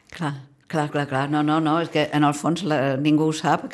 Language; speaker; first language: Catalan; non-native, fluent; Czech